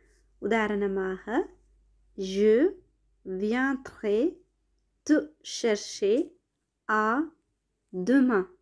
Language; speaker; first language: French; non-native, fluent; Tamil